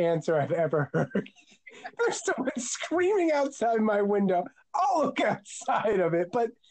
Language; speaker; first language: English; native; English